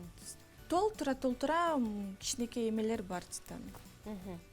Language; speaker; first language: Kyrgyz; non-native, local second language; Russian